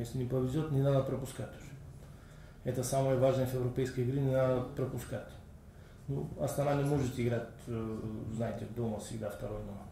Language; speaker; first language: Russian; non-native, learner; Bulgarian